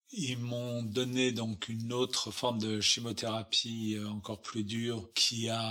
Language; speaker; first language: French; native; French